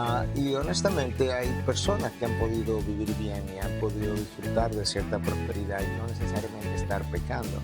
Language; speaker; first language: Spanish; native; Spanish